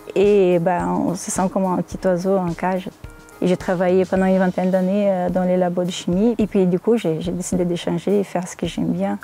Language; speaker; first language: French; non-native, fluent; Portuguese